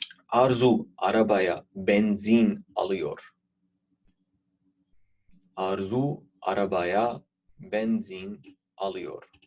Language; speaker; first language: Turkish; non-native, fluent; Urdu